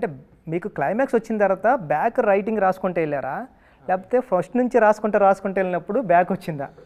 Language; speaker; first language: Telugu; native; Telugu